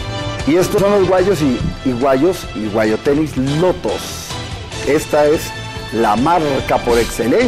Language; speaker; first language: Spanish; native; Spanish